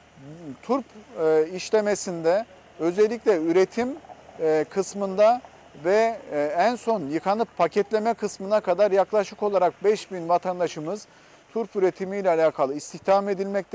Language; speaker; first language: Turkish; native; Turkish